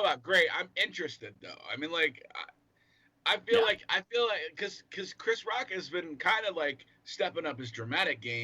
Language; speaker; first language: English; native; English